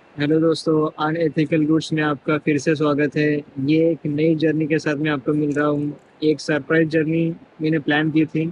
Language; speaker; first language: Hindi; non-native, local second language; Marathi